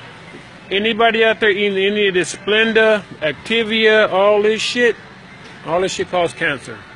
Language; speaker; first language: English; native; English